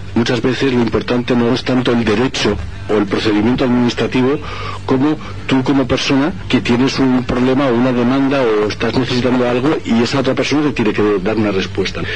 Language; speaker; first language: Spanish; native; Spanish